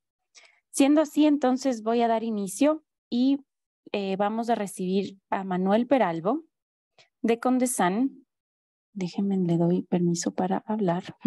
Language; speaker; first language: Spanish; native; Spanish